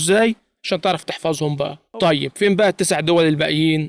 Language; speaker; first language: Arabic; native; Arabic